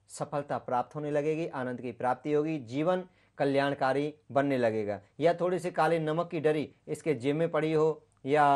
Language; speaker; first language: Hindi; native; Hindi